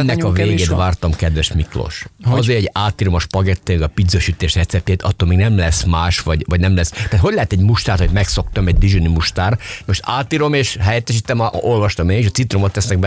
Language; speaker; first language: Hungarian; native; Hungarian